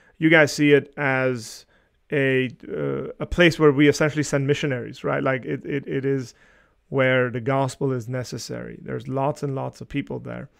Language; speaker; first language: English; early bilingual, other home language; Armenian